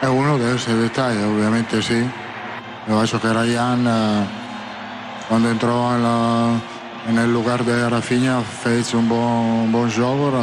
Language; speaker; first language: Portuguese; non-native, fluent; Italian